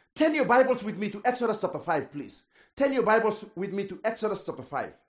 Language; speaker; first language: English; non-native, fluent; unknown